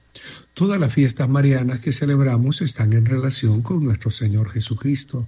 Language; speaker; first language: Spanish; native; Spanish